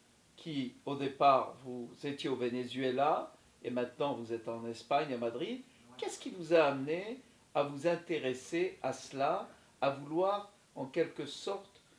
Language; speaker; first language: French; native; French